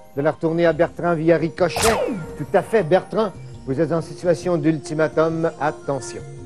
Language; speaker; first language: French; native; French